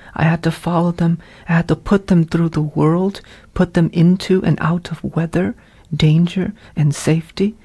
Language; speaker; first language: English; early bilingual, other home language; Vietnamese